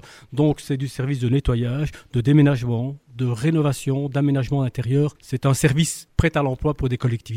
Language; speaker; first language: French; early bilingual, other home language; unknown